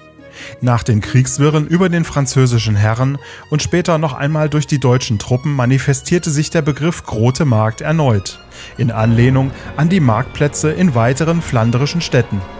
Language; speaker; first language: German; native; German